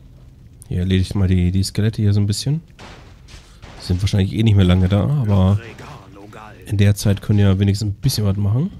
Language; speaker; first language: German; native; German